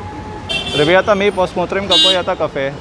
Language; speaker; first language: Russian; non-native, learner; Hindi